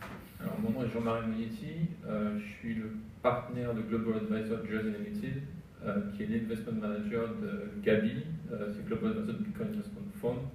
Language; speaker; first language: French; native; French